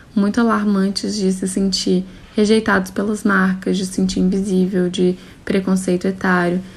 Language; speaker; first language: Portuguese; native; Portuguese